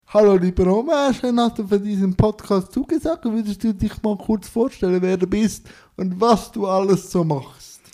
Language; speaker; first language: German; native; German